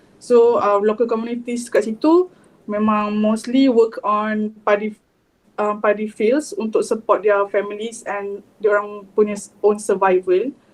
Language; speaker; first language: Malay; native; Malay